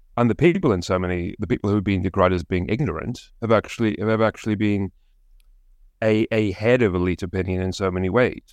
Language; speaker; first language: English; native; English